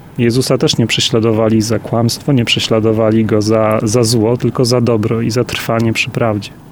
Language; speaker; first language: Polish; native; Polish